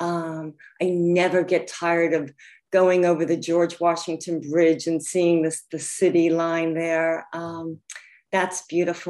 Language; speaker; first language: English; native; English